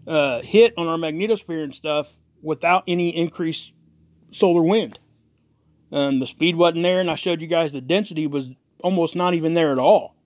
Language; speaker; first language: English; native; English